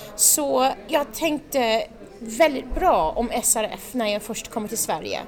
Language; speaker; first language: Swedish; non-native, learner; English